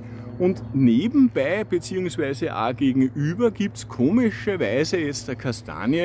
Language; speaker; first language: German; native; German